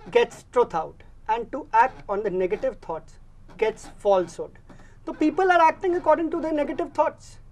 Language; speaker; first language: English; non-native, local second language; Hindi